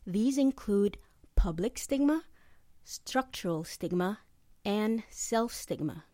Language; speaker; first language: English; non-native, local second language; Malay